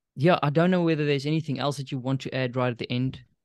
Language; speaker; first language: English; non-native, local second language; Afrikaans